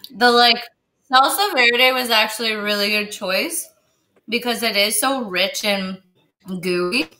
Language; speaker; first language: English; native; English